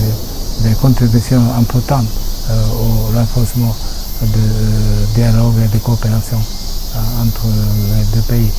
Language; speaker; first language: French; non-native, fluent; Japanese